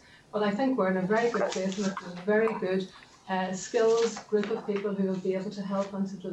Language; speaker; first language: English; native; English